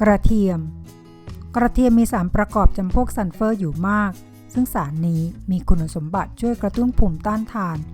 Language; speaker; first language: Thai; native; Thai